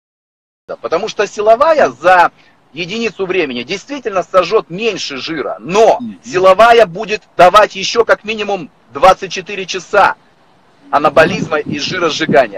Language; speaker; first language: Russian; native; Russian